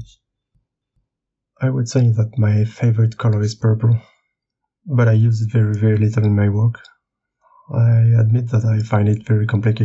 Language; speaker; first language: English; non-native, fluent; French